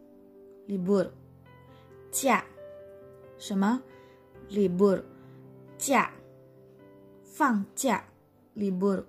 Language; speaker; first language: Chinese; non-native, fluent; Indonesian